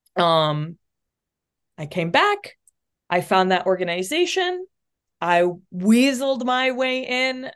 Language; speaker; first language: English; early bilingual, other home language; Spanish